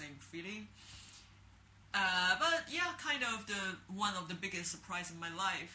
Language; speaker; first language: English; non-native, learner; Chinese